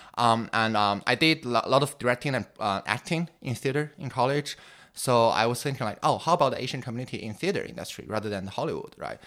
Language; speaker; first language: English; non-native, fluent; Chinese